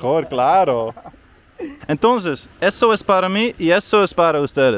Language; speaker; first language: Spanish; non-native, learner; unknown